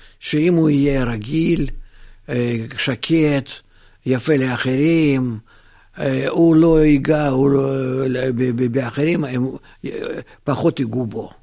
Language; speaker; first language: Hebrew; non-native, fluent; Russian